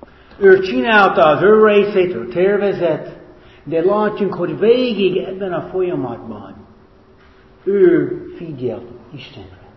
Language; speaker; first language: Hungarian; non-native, fluent; English